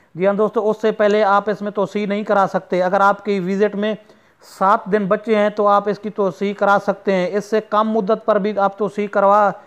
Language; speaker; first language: Urdu; non-native, local second language; Saraiki